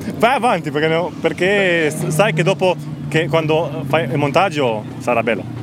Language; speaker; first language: Italian; non-native, learner; Romanian